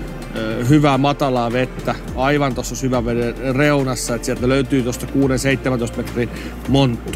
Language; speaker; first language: Finnish; native; Finnish